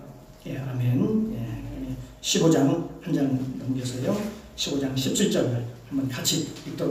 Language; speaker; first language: Korean; native; Korean